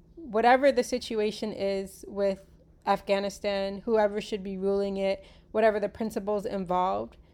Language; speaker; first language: English; native; English